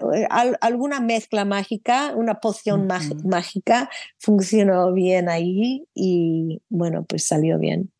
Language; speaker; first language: Spanish; non-native, fluent; English